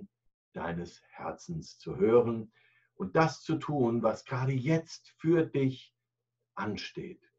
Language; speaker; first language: German; native; German